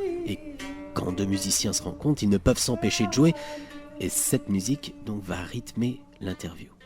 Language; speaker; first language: French; native; French